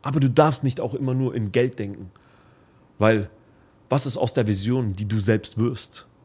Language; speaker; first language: German; early bilingual, other home language; Arabic